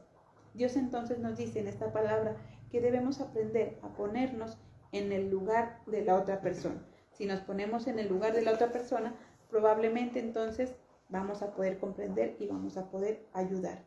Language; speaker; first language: Spanish; native; Spanish